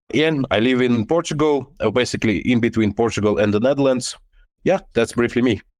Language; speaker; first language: English; non-native, fluent; Lithuanian